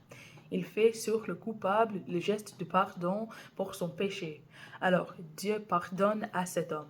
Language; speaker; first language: French; non-native, fluent; English